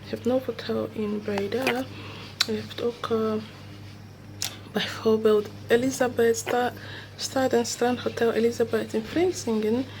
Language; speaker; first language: Dutch; non-native, learner; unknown